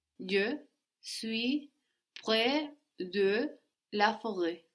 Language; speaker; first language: French; non-native, learner; English